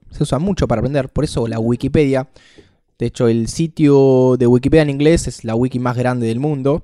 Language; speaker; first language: Spanish; native; Spanish